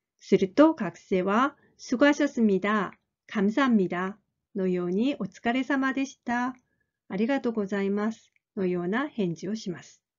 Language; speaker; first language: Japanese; non-native, fluent; Korean